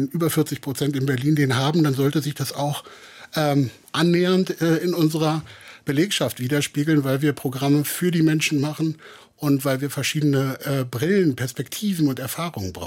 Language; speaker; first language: German; native; German